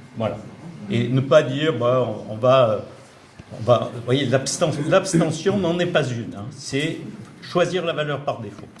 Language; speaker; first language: French; native; French